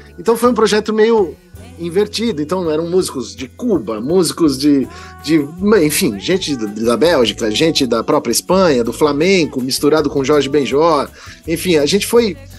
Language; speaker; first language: Portuguese; native; Portuguese